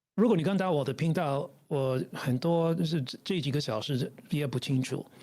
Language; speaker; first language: Chinese; non-native, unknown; English